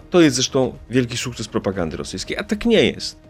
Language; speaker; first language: Polish; native; Polish